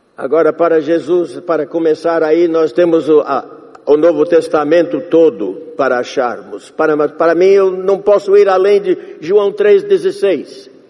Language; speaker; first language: Portuguese; non-native, fluent; English